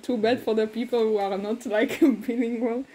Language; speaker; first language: English; non-native, fluent; French